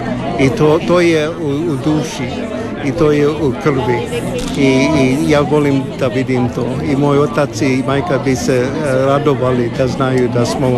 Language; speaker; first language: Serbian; early bilingual, heritage; Serbian